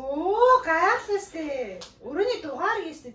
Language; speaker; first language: Mongolian; native; Mongolian